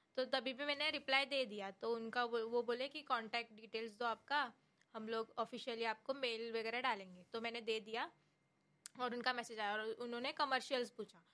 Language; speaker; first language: Hindi; non-native, local second language; Marathi